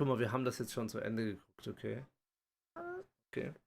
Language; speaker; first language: German; early bilingual, heritage; German